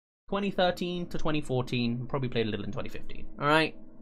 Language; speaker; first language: English; native; English